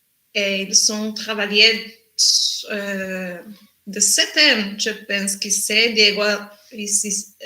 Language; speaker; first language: French; non-native, learner; Spanish